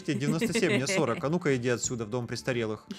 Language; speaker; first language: Russian; native; Russian